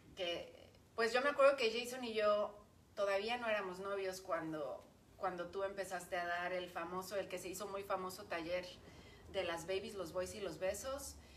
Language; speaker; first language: Spanish; native; Spanish